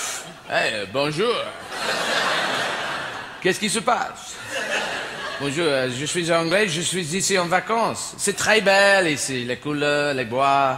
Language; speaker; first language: French; non-native, fluent; English